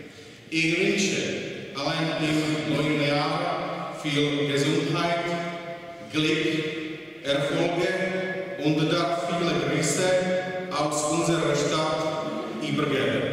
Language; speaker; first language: German; non-native, fluent; Czech